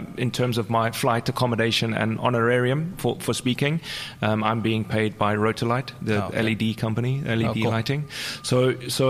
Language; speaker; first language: English; native; English